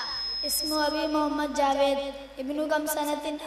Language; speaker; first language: Arabic; non-native, learner; Urdu